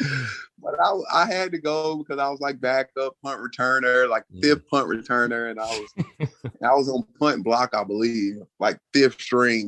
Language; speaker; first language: English; native; English